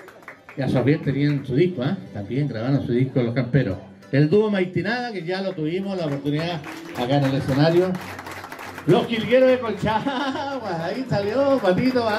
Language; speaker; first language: Spanish; native; Spanish